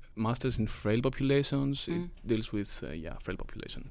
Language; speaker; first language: English; non-native, fluent; Greek